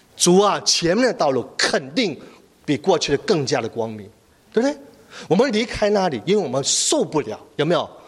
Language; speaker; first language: Chinese; native; Chinese